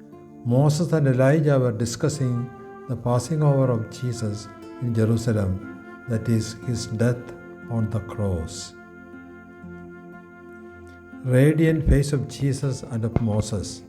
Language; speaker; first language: English; non-native, local second language; Malayalam